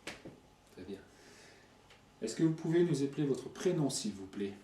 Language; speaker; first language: French; native; French